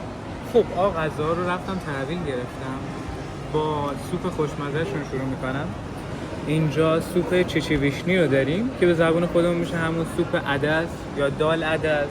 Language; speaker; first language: Persian; native; Persian